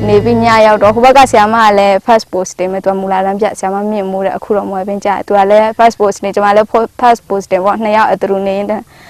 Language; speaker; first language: Burmese; native; Burmese